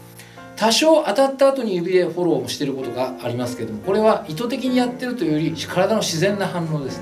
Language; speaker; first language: Japanese; native; Japanese